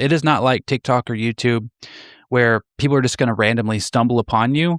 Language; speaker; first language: English; native; English